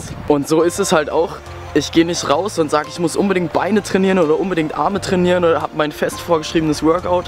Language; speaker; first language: German; native; German